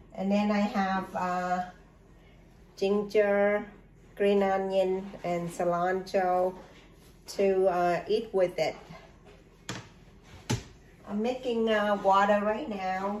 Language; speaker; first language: English; non-native, learner; Vietnamese